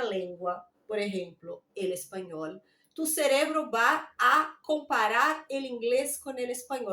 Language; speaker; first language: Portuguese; non-native, learner; Spanish